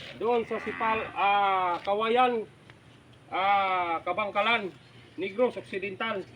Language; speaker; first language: Filipino; non-native, local second language; Hiligaynon